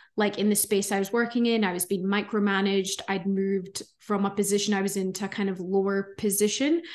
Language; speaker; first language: English; native; English